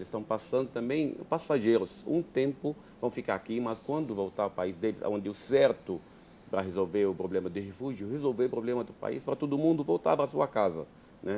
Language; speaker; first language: Portuguese; non-native, fluent; Arabic